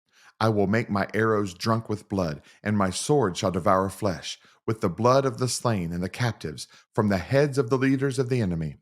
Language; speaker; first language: English; native; English